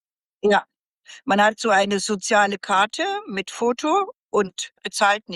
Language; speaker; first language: German; native; German